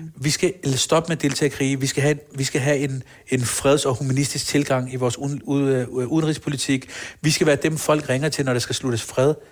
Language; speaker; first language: Danish; early bilingual, other home language; Urdu